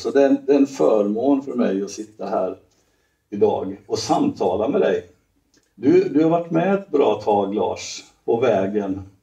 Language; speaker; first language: Swedish; native; Swedish